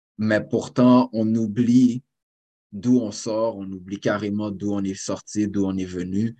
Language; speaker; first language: French; native; French